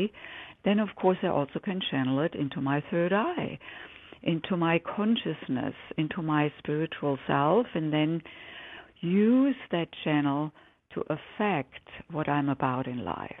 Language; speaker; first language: English; non-native, fluent; German